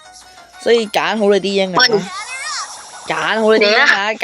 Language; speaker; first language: Chinese; early bilingual, heritage; Cantonese